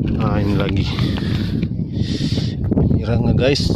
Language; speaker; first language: Indonesian; non-native, local second language; Sundanese